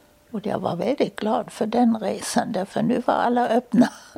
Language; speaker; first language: Swedish; non-native, fluent; German